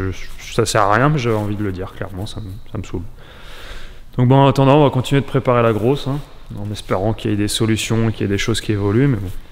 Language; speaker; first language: French; native; French